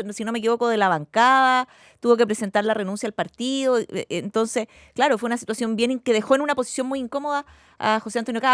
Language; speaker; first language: Spanish; native; Spanish